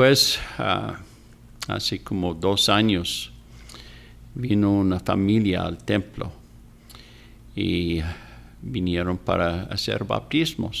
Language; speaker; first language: Spanish; non-native, fluent; English